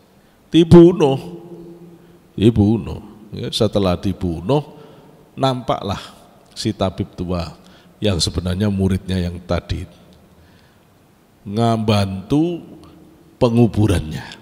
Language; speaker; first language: Indonesian; native; Indonesian